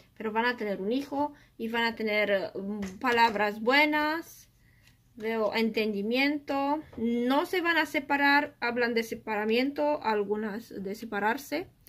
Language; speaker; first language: Spanish; non-native, learner; Romanian